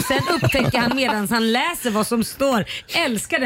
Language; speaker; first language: Swedish; native; Swedish